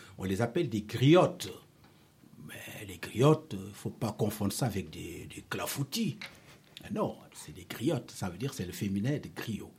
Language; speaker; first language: French; non-native, local second language; Wolof